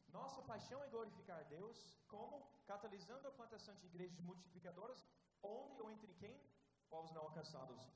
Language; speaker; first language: Portuguese; non-native, fluent; English